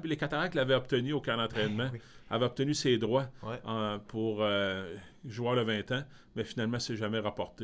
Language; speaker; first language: French; native; French